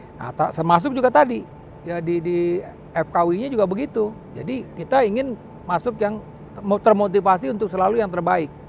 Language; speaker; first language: Indonesian; native; Indonesian